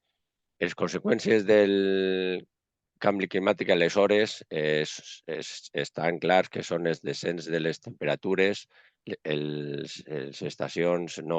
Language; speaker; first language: Catalan; non-native, local second language; Spanish